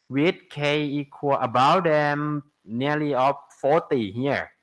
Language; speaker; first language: English; non-native, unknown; Thai